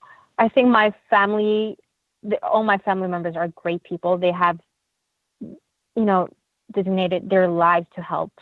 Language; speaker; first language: English; non-native, fluent; Uyghur